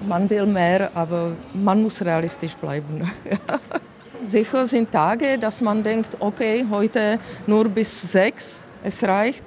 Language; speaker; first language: German; early bilingual, other home language; Czech